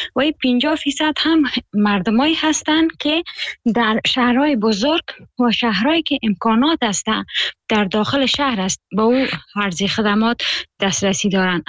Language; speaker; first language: Persian; native; Persian